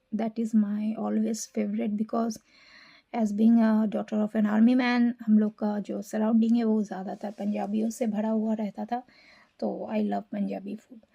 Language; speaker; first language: Hindi; non-native, local second language; Bangla